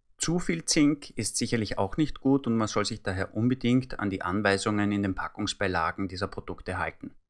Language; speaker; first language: German; native; German